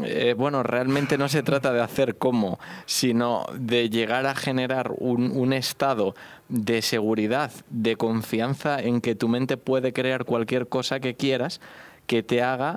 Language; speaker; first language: Spanish; native; Spanish